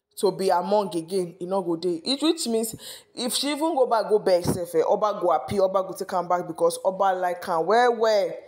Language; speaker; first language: Nigerian Pidgin; non-native, local second language; Yoruba